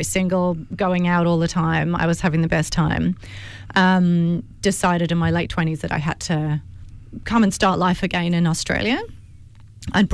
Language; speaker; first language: English; native; English